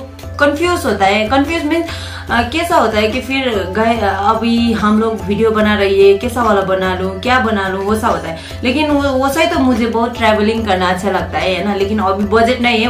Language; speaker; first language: Hindi; non-native, local second language; Nepali